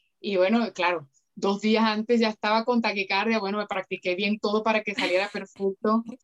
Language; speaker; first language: Spanish; native; Spanish